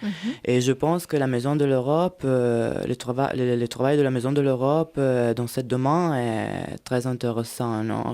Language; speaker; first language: French; non-native, fluent; Italian